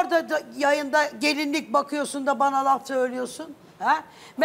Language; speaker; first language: Turkish; native; Turkish